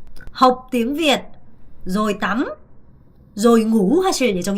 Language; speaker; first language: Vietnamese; non-native, fluent; Korean